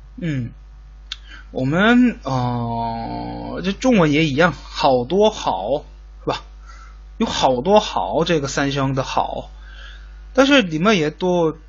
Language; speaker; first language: Chinese; non-native, fluent; Korean